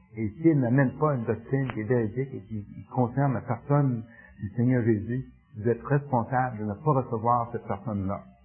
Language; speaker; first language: French; native; French